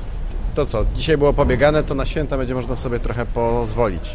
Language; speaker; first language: Polish; native; Polish